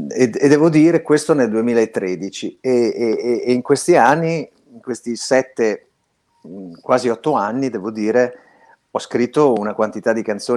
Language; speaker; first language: Italian; native; Italian